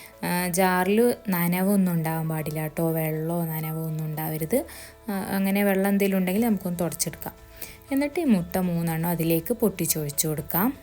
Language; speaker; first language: Malayalam; native; Malayalam